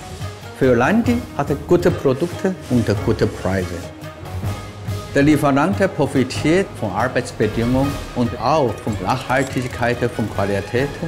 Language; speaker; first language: German; non-native, learner; Chinese